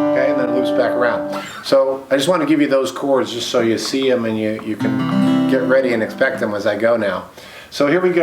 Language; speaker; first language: English; native; English